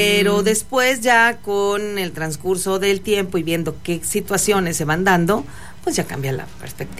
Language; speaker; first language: Spanish; native; Spanish